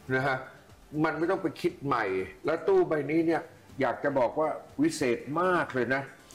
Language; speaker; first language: Thai; native; Thai